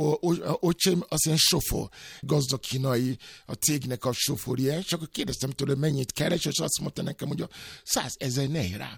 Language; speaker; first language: Hungarian; non-native, fluent; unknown